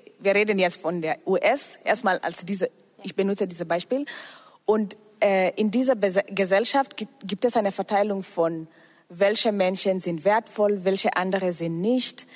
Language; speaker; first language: German; non-native, fluent; Swahili